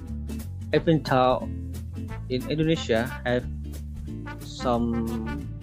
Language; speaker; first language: English; non-native, learner; Indonesian